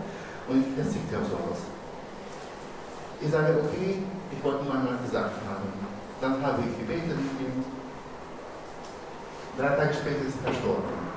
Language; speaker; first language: German; non-native, fluent; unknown